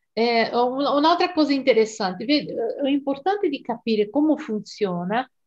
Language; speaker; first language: Italian; non-native, fluent; Portuguese